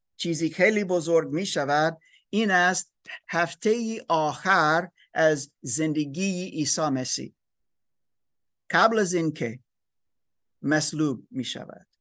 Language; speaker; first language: Persian; non-native, learner; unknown